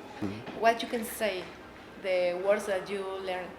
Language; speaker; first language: English; non-native, learner; Spanish